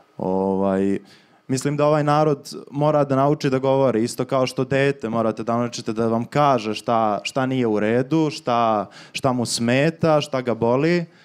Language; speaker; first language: Serbian; native; Serbian